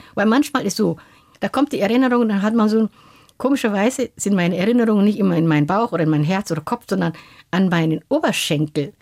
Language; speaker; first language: German; non-native, fluent; Somali